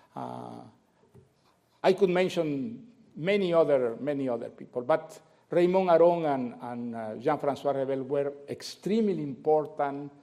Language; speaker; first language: English; non-native, fluent; Spanish